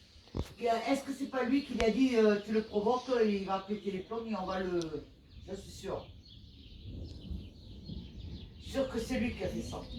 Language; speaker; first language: French; native; French